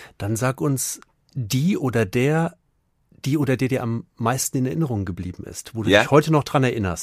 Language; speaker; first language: German; native; German